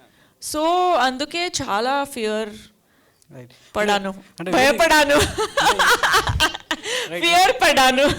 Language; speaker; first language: Telugu; non-native, fluent; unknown